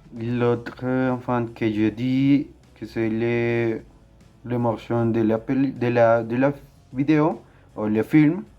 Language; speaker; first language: French; non-native, learner; Spanish